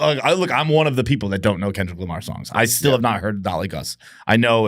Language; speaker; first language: English; native; English